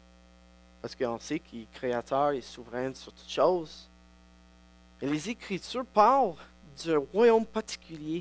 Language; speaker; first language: French; non-native, local second language; English